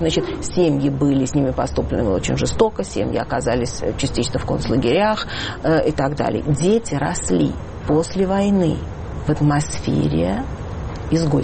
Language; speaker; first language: Russian; native; Russian